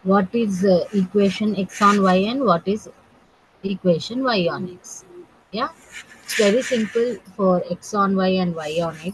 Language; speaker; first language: English; non-native, local second language; Telugu